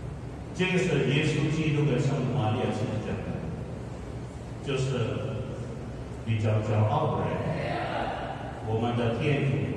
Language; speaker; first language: Chinese; non-native, fluent; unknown